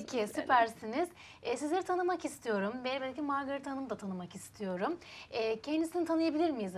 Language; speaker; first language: Turkish; native; Turkish